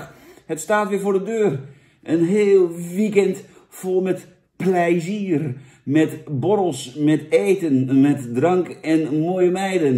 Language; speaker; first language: Dutch; native; Dutch